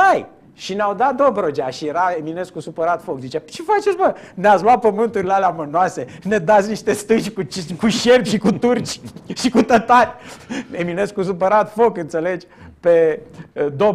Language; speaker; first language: Romanian; native; Romanian